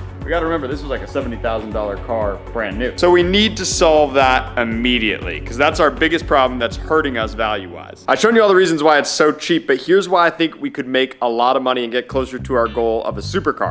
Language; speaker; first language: English; native; English